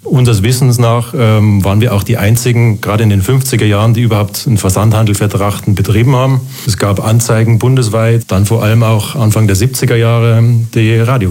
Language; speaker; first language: German; native; German